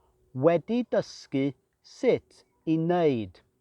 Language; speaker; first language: Welsh; non-native, fluent; English